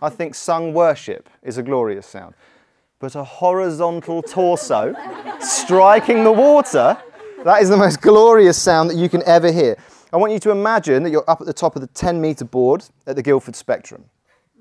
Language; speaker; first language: English; native; English